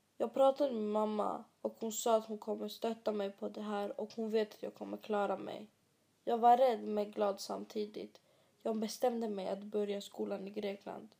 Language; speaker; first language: Swedish; early bilingual, other home language; Greek